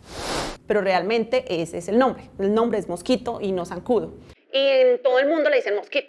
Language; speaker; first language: Spanish; native; Spanish